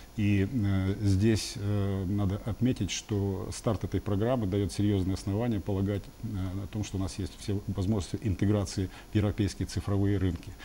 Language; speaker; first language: Russian; native; Russian